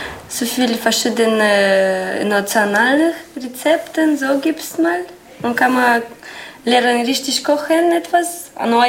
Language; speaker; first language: German; non-native, learner; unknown